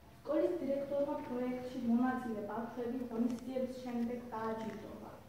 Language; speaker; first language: Georgian; non-native, local second language; Azerbaijani